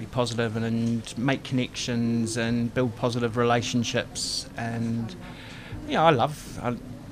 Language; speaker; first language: English; native; English